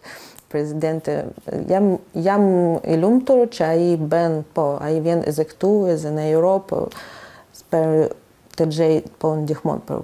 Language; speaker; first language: Albanian; non-native, learner; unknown